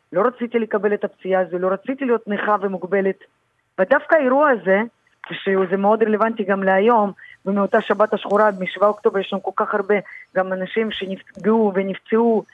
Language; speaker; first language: Hebrew; early bilingual, other home language; Russian